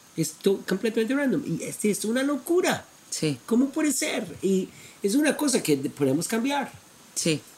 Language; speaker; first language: Spanish; non-native, fluent; English